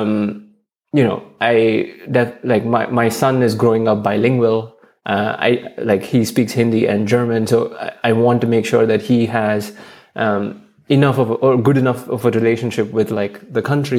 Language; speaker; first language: English; non-native, local second language; Hindi